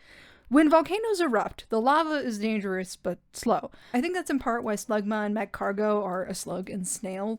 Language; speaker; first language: English; native; English